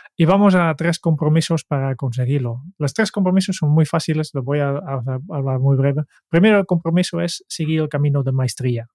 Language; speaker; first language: Spanish; non-native, fluent; Dutch